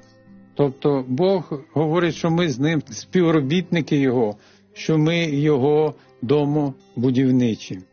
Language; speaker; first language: Ukrainian; native; Ukrainian